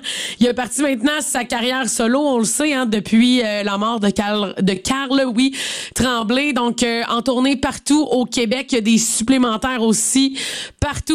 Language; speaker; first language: French; native; French